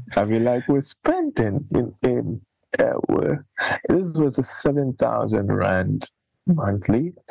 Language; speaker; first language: English; non-native, local second language; Akan